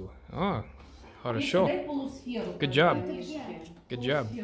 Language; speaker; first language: Russian; non-native, learner; English